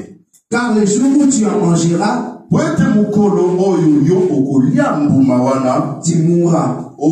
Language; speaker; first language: French; non-native, local second language; Lingala